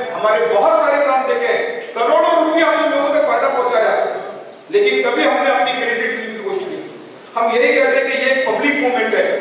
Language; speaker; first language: Hindi; non-native, local second language; Urdu